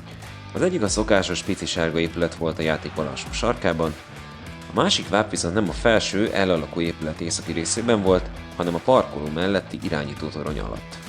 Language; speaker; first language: Hungarian; native; Hungarian